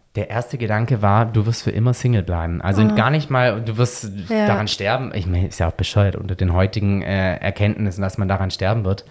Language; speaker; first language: German; native; German